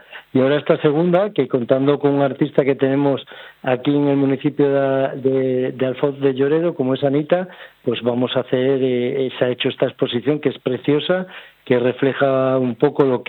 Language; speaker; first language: Spanish; native; Spanish